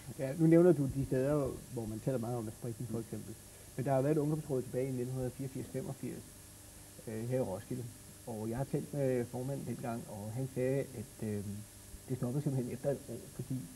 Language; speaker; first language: Danish; native; Danish